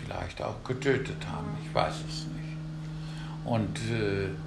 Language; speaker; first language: German; native; German